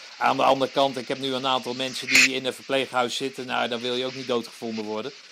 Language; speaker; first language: Dutch; native; Dutch